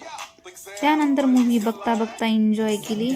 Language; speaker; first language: Marathi; native; Marathi